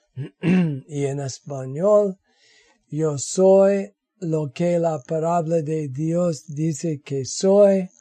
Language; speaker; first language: Spanish; non-native, learner; English